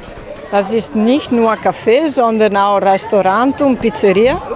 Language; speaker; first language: German; non-native, learner; Italian